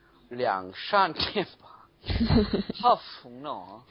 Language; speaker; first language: Chinese; non-native, learner; Korean